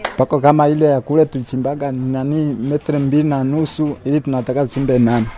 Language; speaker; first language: Swahili; non-native, local second language; Rundi